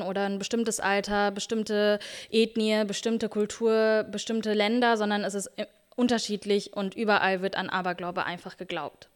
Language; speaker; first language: German; native; German